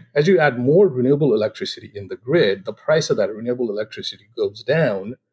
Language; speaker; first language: English; non-native, local second language; Nepali